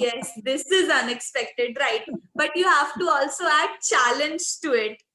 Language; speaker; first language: English; non-native, local second language; Hindi